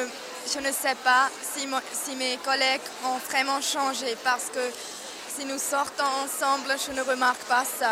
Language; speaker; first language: French; non-native, local second language; German